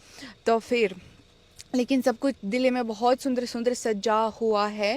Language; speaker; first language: Hindi; non-native, fluent; Russian